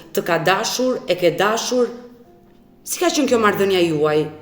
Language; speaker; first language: Albanian; native; Albanian